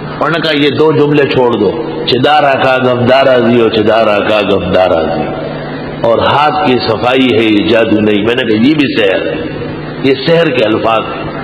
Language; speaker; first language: Urdu; non-native, local second language; Pashto